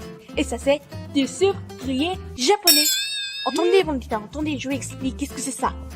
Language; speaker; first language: French; non-native, learner; Spanish